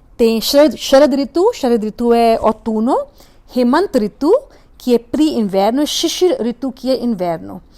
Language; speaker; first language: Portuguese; non-native, fluent; Hindi